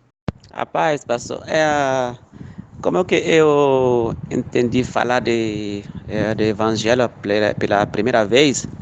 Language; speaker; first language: Portuguese; non-native, local second language; Fula